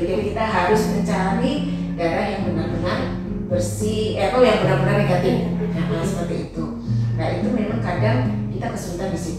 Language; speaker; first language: Indonesian; native; Indonesian